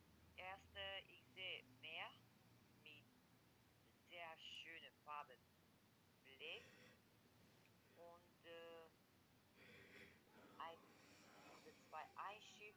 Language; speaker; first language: German; non-native, learner; Macedonian